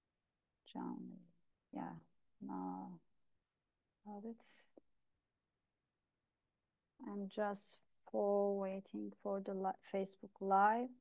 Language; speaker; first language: English; non-native, learner; Turkish